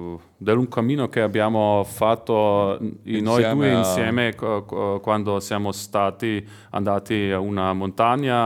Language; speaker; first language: Italian; non-native, learner; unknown